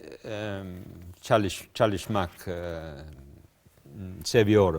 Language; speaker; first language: Turkish; non-native, learner; English